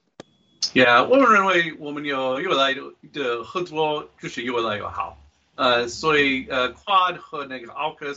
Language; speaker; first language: Chinese; non-native, fluent; English